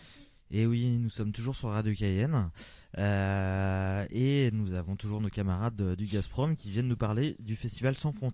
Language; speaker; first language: French; native; French